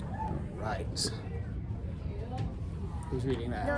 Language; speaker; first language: English; native; English